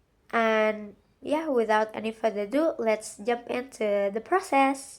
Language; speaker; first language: English; non-native, learner; Indonesian